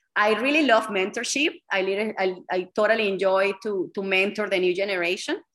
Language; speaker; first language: English; non-native, fluent; Spanish